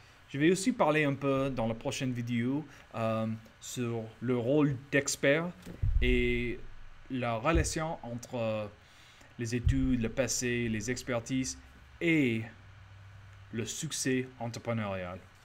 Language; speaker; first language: French; non-native, fluent; English